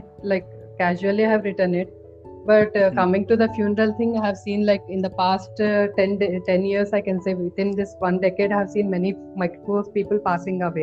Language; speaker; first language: English; non-native, local second language; Telugu